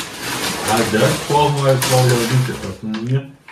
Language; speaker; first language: German; native; German